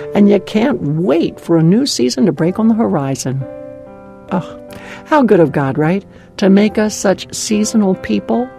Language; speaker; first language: English; native; English